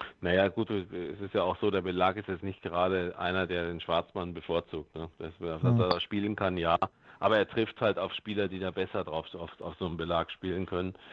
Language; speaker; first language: German; native; German